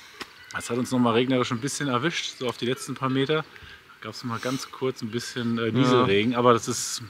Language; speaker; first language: German; native; German